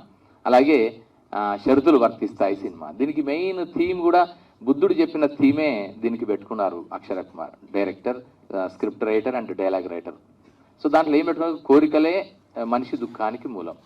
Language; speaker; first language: Telugu; native; Telugu